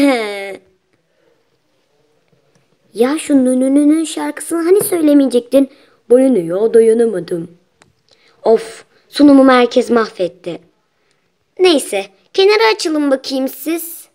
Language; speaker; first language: Turkish; native; Turkish